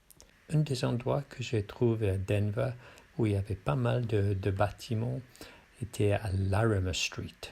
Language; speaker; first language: French; non-native, fluent; English